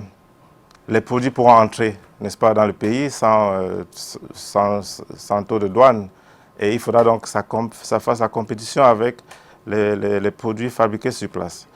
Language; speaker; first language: French; native; French